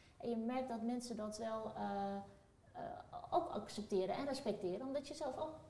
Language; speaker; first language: Dutch; early bilingual, other home language; Turkish